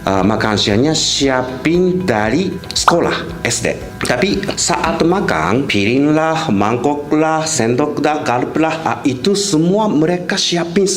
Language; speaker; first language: Indonesian; non-native, fluent; Japanese